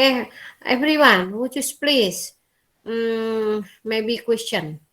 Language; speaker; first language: English; non-native, learner; Indonesian